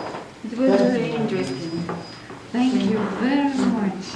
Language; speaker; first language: English; non-native, learner; Russian